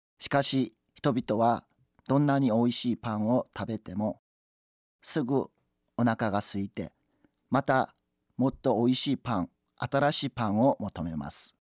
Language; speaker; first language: Japanese; non-native, fluent; Korean